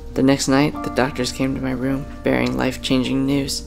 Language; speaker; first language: English; native; English